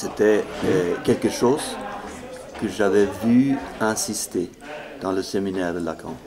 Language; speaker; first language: French; non-native, fluent; Swedish